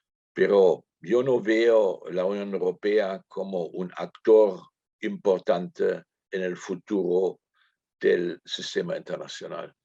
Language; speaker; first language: Spanish; non-native, fluent; German